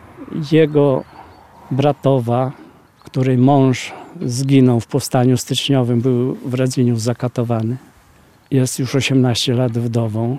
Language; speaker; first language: Polish; native; Polish